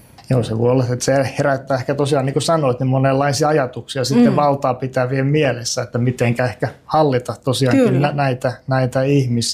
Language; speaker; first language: Finnish; native; Finnish